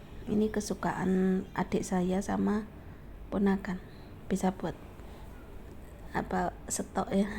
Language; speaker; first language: Indonesian; native; Indonesian